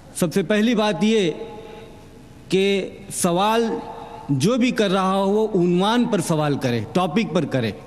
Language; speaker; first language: Urdu; native; Urdu